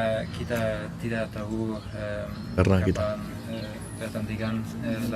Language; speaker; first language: Indonesian; non-native, learner; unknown